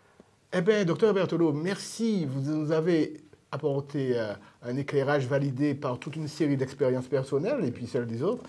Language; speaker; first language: French; native; French